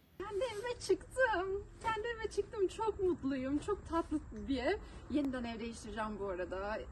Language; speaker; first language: Turkish; native; Turkish